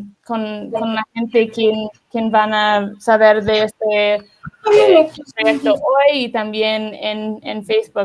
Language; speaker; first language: Spanish; non-native, learner; English